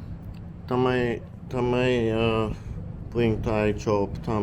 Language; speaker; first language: Thai; non-native, learner; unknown